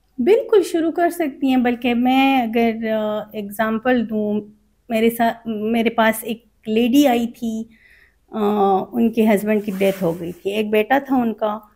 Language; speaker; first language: Urdu; non-native, local second language; Khowar